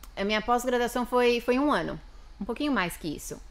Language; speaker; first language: Portuguese; native; Portuguese